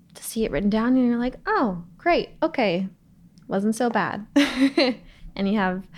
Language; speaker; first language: English; native; English